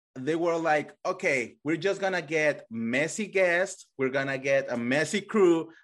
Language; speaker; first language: English; non-native, fluent; Spanish